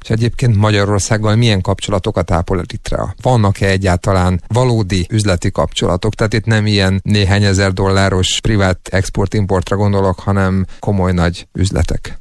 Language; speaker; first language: Hungarian; native; Hungarian